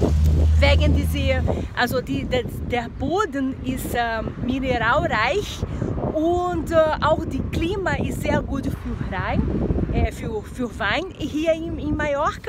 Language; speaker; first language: German; non-native, fluent; Portuguese